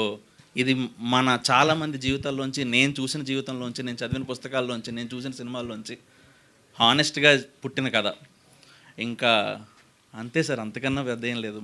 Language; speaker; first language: Telugu; native; Telugu